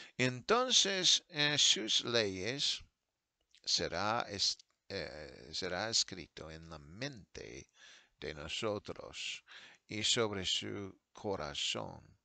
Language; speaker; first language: Spanish; non-native, fluent; English